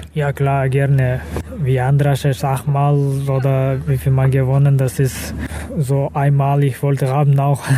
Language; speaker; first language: German; non-native, fluent; Russian